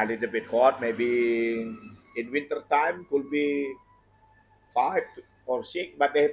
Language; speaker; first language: English; non-native, learner; Indonesian